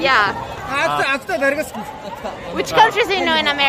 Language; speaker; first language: English; non-native, learner; Portuguese